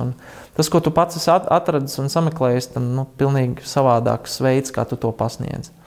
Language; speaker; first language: Latvian; native; Latvian